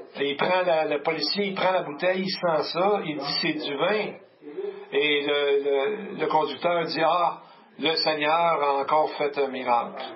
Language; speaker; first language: French; native; French